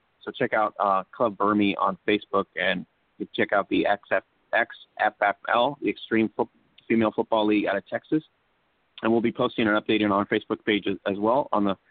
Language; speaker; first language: English; early bilingual, other home language; Spanish